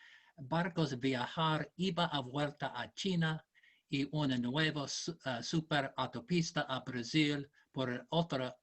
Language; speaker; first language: Spanish; non-native, learner; English